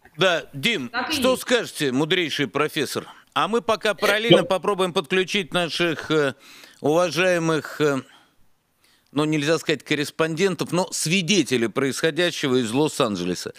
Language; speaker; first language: Russian; native; Russian